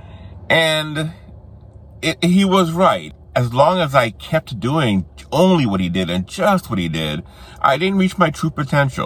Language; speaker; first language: English; native; English